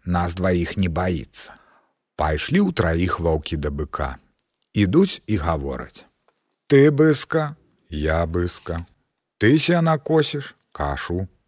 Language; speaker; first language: Belarusian; native; Belarusian